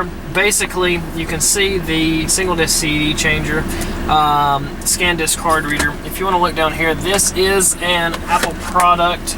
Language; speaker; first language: English; native; English